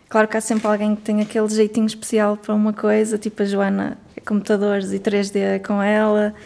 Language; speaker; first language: Portuguese; native; Portuguese